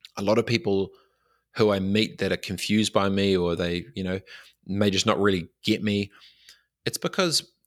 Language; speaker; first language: English; native; English